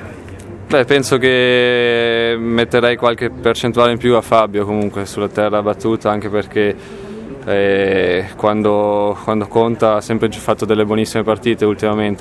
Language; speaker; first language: Italian; non-native, local second language; German